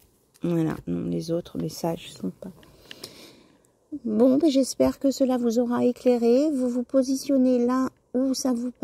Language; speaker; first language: French; native; French